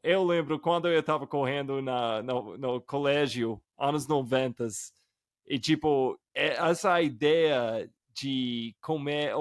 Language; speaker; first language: Portuguese; non-native, fluent; English